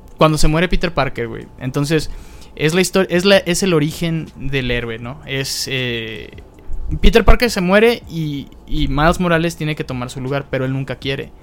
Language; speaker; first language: Spanish; early bilingual, heritage; Spanish